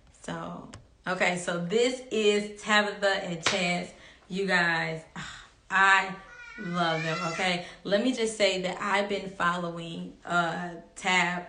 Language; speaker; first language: English; native; English